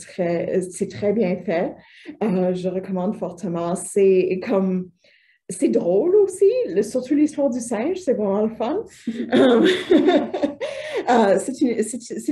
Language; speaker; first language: French; native; French